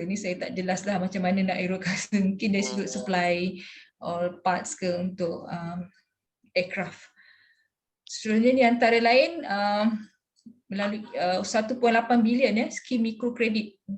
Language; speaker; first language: Malay; native; Malay